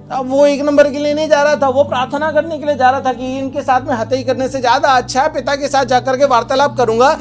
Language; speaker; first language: Hindi; non-native, local second language; Marathi